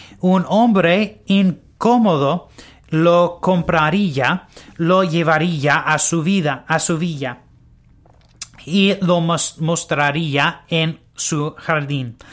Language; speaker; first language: Spanish; non-native, learner; English